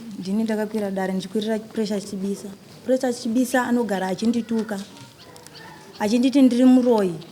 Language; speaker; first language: Shona; native; Shona